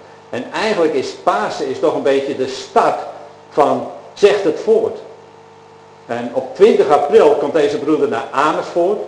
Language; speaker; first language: Dutch; native; Dutch